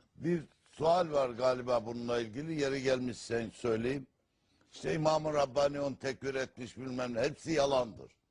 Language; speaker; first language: Turkish; native; Turkish